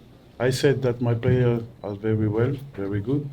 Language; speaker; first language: English; non-native, learner; French